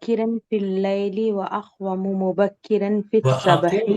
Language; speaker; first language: Arabic; non-native, learner; Urdu